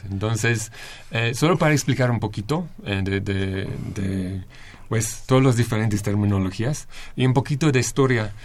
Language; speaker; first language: Spanish; non-native, fluent; English